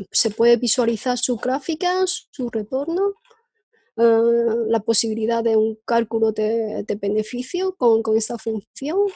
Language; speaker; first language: Spanish; non-native, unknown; Chinese